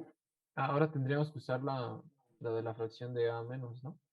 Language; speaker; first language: Spanish; native; Spanish